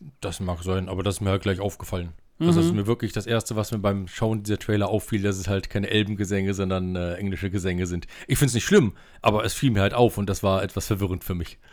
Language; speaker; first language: German; native; German